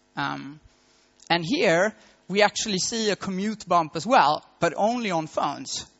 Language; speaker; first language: English; non-native, fluent; Swedish